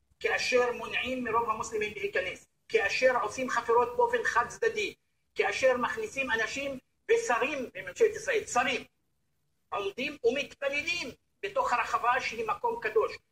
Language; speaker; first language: Hebrew; non-native, local second language; Arabic